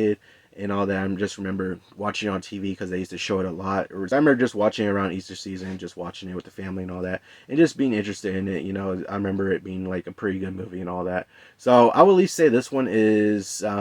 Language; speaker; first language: English; native; English